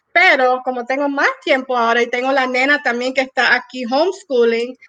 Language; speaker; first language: Spanish; early bilingual, heritage; Spanish